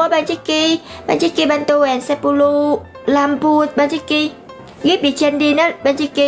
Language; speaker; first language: Indonesian; non-native, learner; Vietnamese